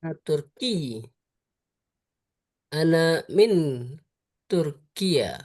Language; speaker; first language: Arabic; non-native, learner; Indonesian